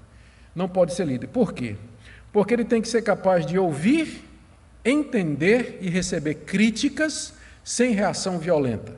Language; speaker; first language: Portuguese; native; Portuguese